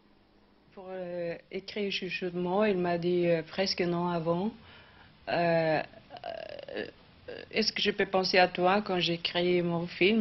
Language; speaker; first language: French; non-native, fluent; Swedish